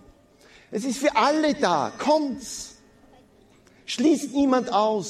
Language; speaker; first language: German; native; German